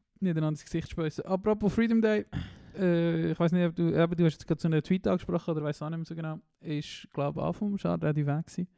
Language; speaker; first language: German; native; German